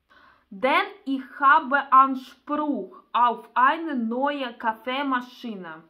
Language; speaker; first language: German; non-native, learner; Russian